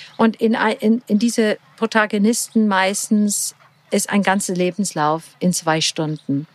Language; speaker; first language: German; non-native, fluent; English